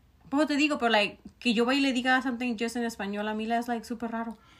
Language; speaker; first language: Spanish; early bilingual, heritage; Spanish